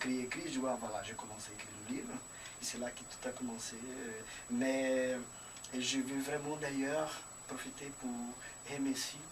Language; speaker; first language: French; non-native, fluent; Portuguese